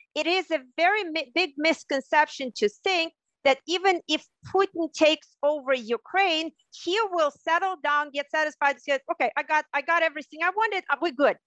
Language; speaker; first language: English; non-native, fluent; Russian